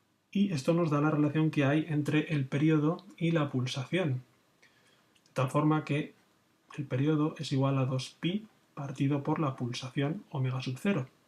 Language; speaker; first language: Spanish; native; Spanish